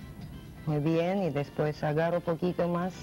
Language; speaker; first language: Spanish; non-native, learner; Russian